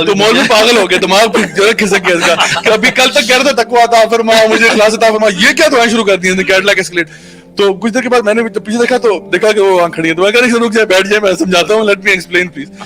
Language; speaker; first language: Urdu; early bilingual, heritage; Urdu